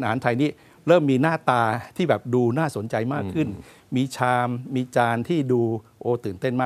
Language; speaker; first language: Thai; native; Thai